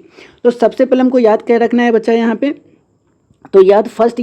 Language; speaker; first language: Hindi; native; Hindi